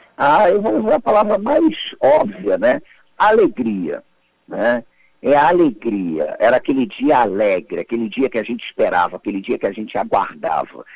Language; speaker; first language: Portuguese; native; Portuguese